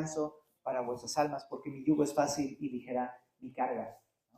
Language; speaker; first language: Spanish; native; Spanish